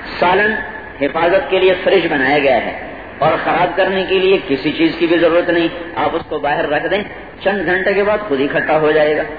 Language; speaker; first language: Urdu; non-native, local second language; Punjabi